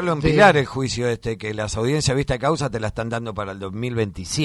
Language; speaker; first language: Spanish; native; Spanish